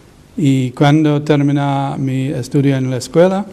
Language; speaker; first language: Spanish; non-native, learner; English